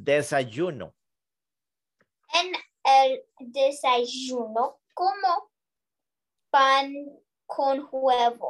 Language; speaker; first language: Spanish; non-native, learner; English